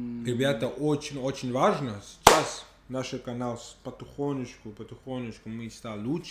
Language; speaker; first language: Russian; non-native, learner; English